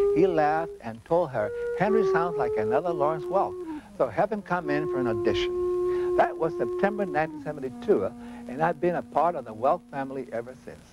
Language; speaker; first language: English; native; English